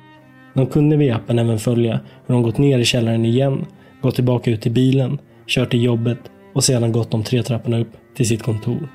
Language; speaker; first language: Swedish; native; Swedish